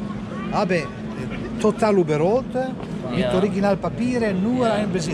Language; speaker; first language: German; non-native, learner; Italian